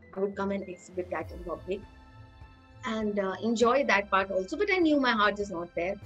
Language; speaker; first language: English; non-native, local second language; Hindi